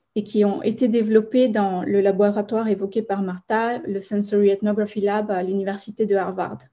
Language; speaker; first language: French; non-native, fluent; Spanish